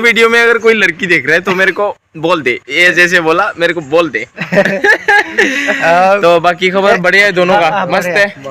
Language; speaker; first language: Hindi; non-native, local second language; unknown